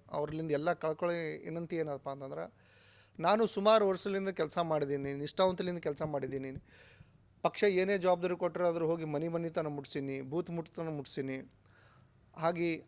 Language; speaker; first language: Kannada; non-native, local second language; Lambadi